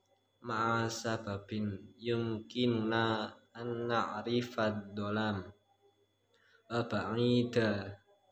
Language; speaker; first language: Arabic; non-native, learner; Indonesian